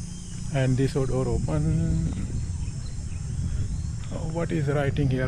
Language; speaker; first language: English; non-native, learner; Urdu